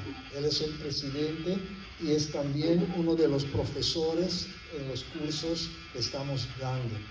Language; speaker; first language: Spanish; non-native, fluent; Papiamento